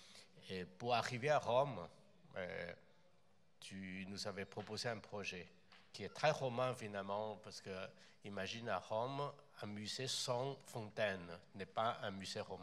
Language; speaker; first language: French; non-native, fluent; Chinese